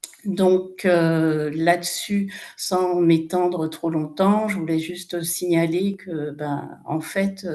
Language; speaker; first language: French; native; French